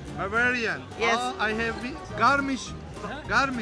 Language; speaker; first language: English; non-native, learner; Turkish